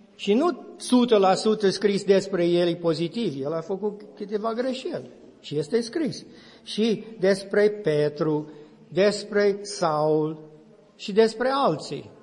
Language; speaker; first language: Romanian; non-native, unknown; English